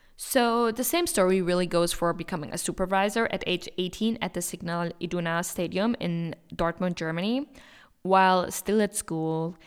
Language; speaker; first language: English; non-native, fluent; German